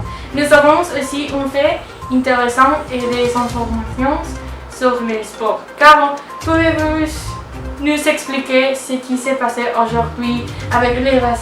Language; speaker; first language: French; non-native, learner; Spanish